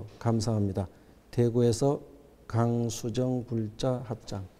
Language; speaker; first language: Korean; native; Korean